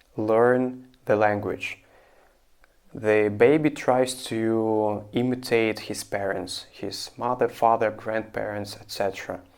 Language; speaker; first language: English; non-native, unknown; Russian